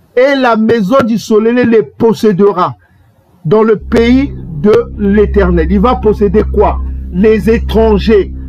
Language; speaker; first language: French; non-native, local second language; Kongo